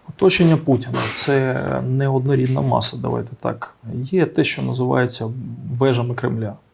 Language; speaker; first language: Ukrainian; native; Ukrainian